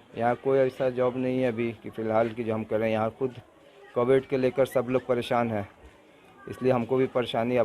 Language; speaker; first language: Hindi; native; Hindi